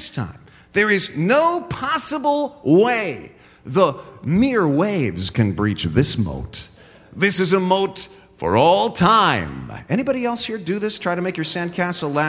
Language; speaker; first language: English; native; English